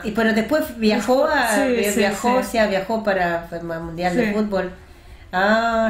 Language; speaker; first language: Spanish; early bilingual, heritage; Russian